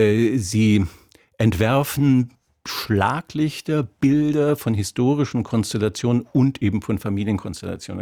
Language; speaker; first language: German; native; German